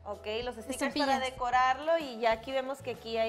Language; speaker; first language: Spanish; native; Spanish